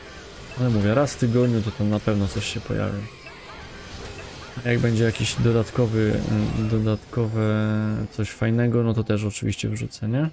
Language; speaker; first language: Polish; native; Polish